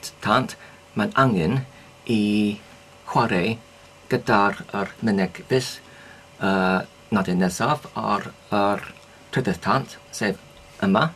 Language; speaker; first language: Welsh; non-native, learner; English